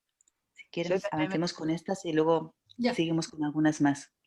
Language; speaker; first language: Spanish; native; Spanish